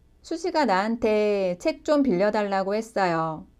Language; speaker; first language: Korean; non-native, learner; Chinese